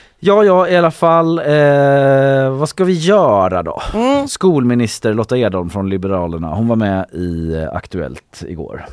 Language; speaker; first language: Swedish; native; Swedish